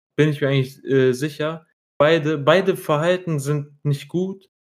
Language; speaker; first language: German; early bilingual, other home language; Arabic